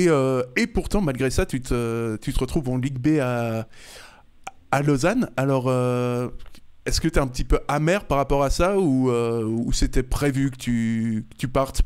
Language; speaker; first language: French; native; French